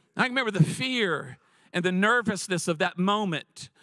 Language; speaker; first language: English; native; English